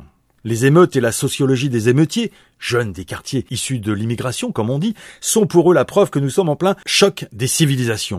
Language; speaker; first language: French; native; French